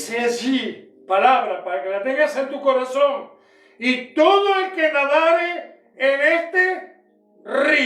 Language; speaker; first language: Spanish; native; Spanish